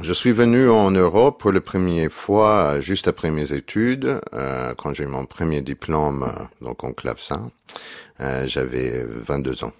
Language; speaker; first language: French; non-native, fluent; English